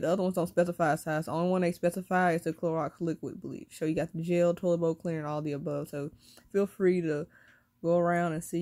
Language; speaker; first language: English; native; English